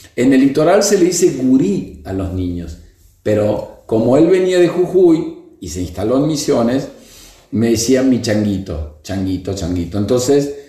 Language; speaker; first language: Spanish; native; Spanish